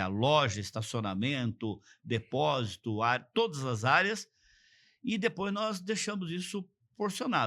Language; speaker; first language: Portuguese; native; Portuguese